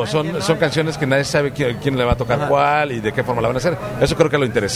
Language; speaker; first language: Spanish; native; Spanish